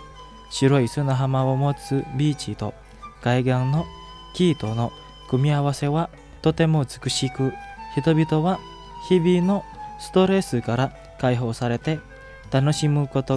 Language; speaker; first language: Japanese; non-native, fluent; Indonesian